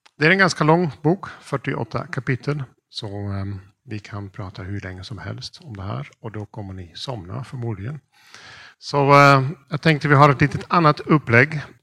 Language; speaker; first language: Swedish; non-native, fluent; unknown